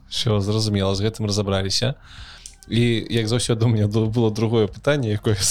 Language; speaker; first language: Belarusian; native; Belarusian